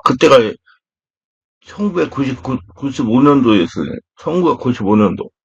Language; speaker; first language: Korean; native; Korean